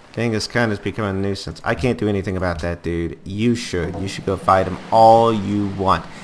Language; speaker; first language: English; native; English